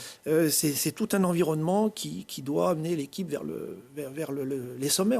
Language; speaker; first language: French; native; French